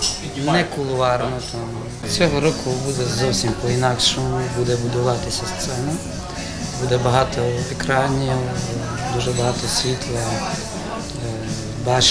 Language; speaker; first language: Ukrainian; native; Ukrainian